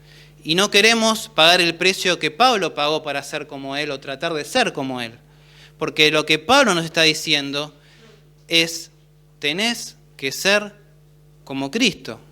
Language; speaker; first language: Spanish; native; Spanish